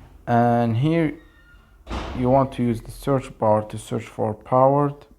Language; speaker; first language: English; non-native, fluent; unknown